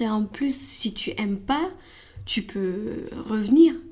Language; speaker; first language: French; non-native, learner; Romanian